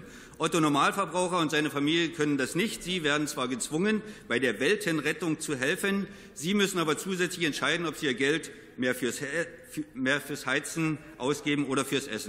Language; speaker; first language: German; native; German